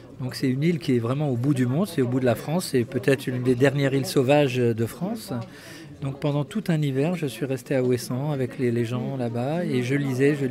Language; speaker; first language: French; early bilingual, other home language; Arabic